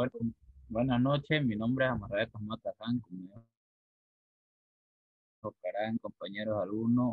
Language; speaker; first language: Spanish; native; Spanish